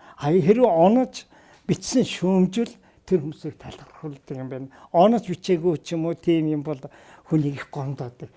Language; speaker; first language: Mongolian; native; Mongolian